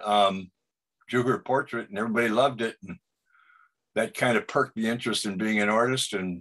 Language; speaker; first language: English; native; English